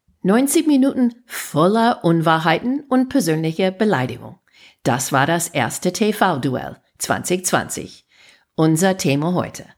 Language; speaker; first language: German; non-native, fluent; English